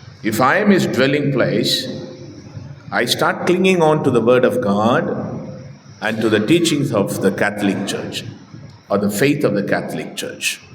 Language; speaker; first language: English; non-native, local second language; Tamil